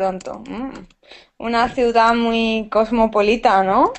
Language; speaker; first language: Spanish; native; Spanish